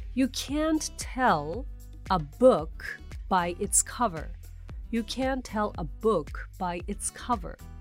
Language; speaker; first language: English; non-native, fluent; Japanese